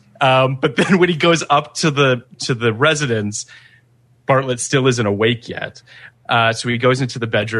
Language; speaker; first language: English; native; English